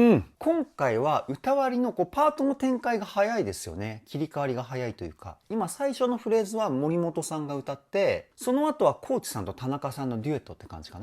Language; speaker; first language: Japanese; native; Japanese